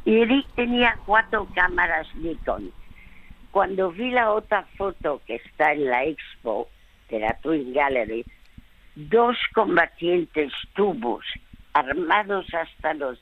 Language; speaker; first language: Spanish; early bilingual, other home language; French